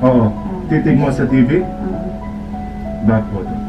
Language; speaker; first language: Filipino; non-native, learner; Arabic